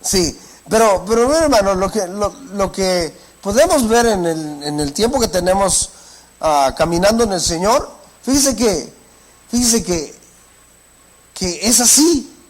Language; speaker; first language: Spanish; native; Spanish